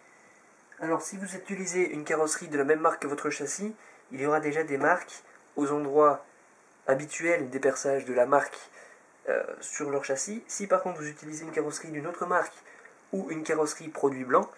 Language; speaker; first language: French; native; French